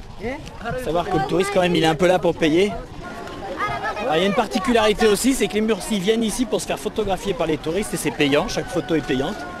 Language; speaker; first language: French; native; French